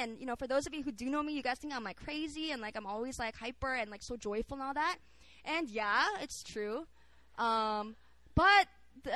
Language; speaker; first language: English; non-native, local second language; Korean